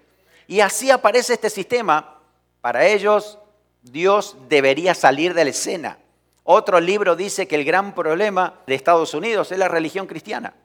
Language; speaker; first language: Spanish; native; Spanish